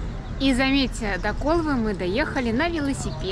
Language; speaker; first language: Russian; native; Russian